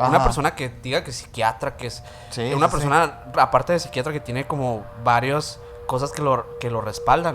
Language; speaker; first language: Spanish; native; Spanish